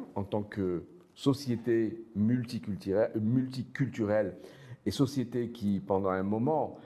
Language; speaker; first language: French; non-native, local second language; Arabic